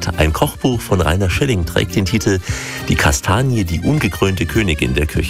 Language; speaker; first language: German; native; German